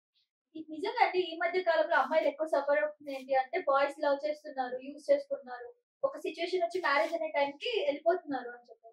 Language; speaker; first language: Telugu; native; Telugu